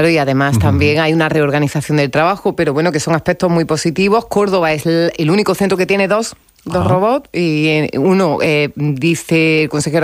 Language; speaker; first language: Spanish; native; Spanish